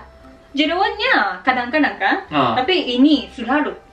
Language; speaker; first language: Indonesian; non-native, fluent; Japanese